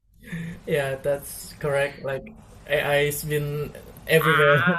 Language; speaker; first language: English; non-native, learner; Indonesian